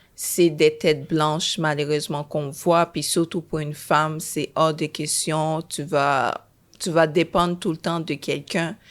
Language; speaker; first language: French; early bilingual, other home language; Haitian Creole